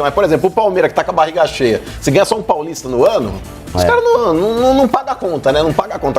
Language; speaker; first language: Portuguese; native; Portuguese